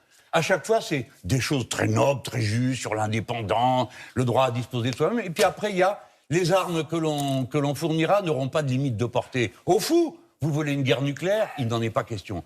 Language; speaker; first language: French; native; French